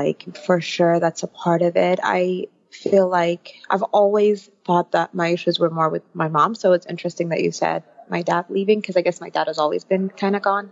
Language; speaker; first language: English; early bilingual, other home language; Arabic